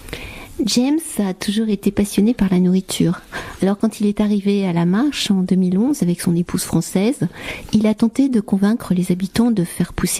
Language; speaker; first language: French; native; French